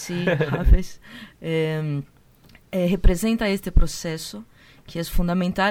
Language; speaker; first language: Spanish; non-native, learner; Portuguese